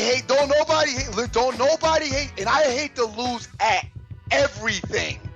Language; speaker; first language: English; native; English